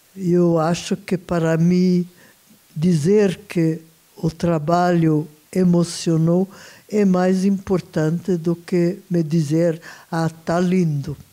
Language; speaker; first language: Portuguese; non-native, fluent; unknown